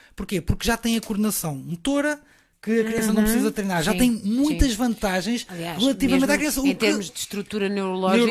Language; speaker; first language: Portuguese; native; Portuguese